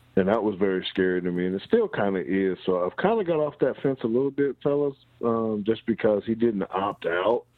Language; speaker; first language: English; native; English